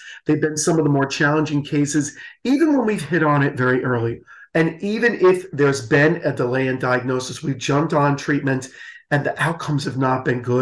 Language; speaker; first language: English; native; English